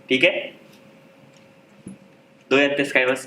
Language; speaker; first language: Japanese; non-native, learner; Hindi